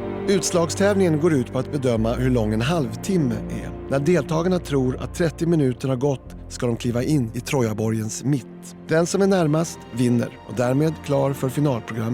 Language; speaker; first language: Swedish; native; Swedish